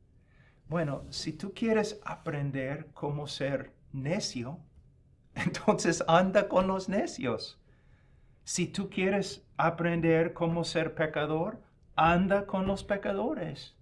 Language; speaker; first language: Spanish; non-native, fluent; English